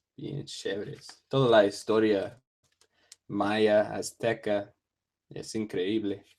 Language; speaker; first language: Spanish; non-native, learner; English